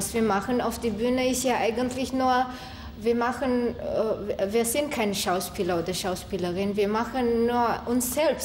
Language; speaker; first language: German; non-native, fluent; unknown